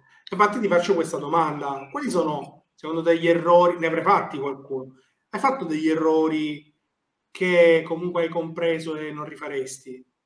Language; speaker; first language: Italian; native; Italian